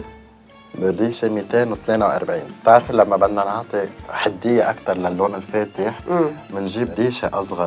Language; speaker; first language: Arabic; native; Arabic